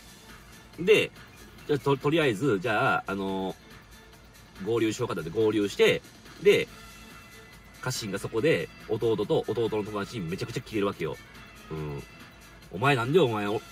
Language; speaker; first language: Japanese; native; Japanese